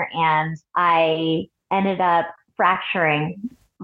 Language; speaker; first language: English; native; English